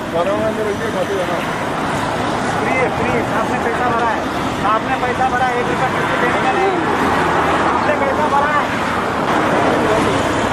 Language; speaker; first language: Hindi; non-native, local second language; Lambadi